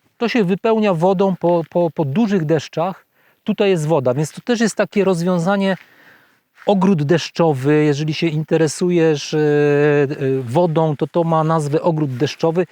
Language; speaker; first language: Polish; native; Polish